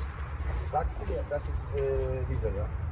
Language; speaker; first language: German; non-native, learner; Polish